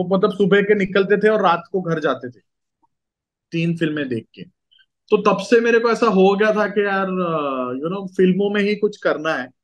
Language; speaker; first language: Hindi; non-native, local second language; Gujarati